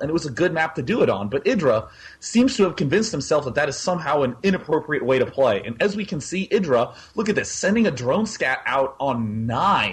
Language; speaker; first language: English; native; English